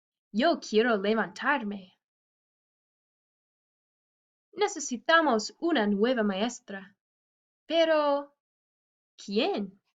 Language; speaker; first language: Spanish; non-native, fluent; English